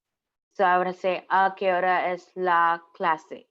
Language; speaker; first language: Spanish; non-native, learner; English